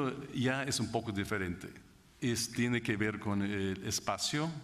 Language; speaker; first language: Spanish; non-native, fluent; English